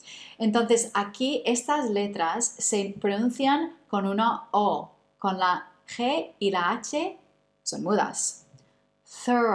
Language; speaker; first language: Spanish; non-native, fluent; English